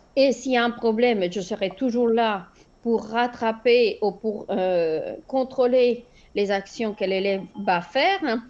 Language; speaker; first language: French; non-native, fluent; Spanish